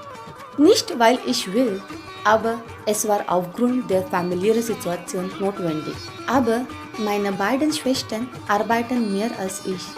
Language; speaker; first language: German; non-native, fluent; Marathi